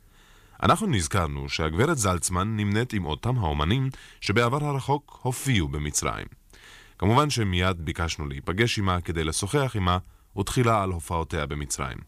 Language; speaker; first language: Hebrew; native; Hebrew